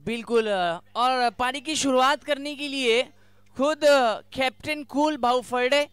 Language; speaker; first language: Hindi; non-native, local second language; Marathi